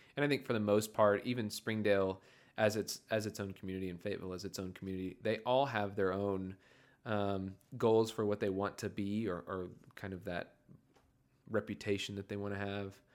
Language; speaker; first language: English; native; English